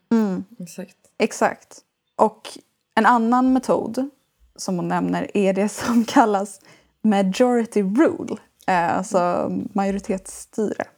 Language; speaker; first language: Swedish; native; Swedish